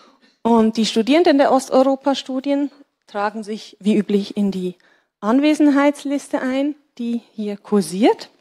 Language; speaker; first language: German; native; German